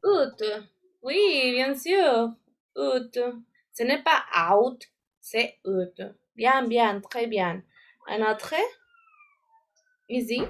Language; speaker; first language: French; non-native, fluent; Spanish